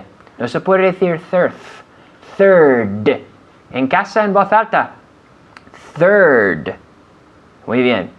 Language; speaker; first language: Spanish; non-native, fluent; English